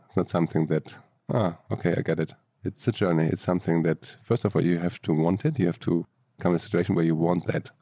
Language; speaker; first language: English; non-native, fluent; German